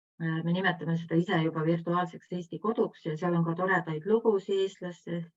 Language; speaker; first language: Estonian; native; Estonian